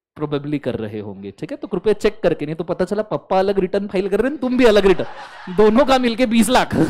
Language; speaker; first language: Hindi; non-native, local second language; Marathi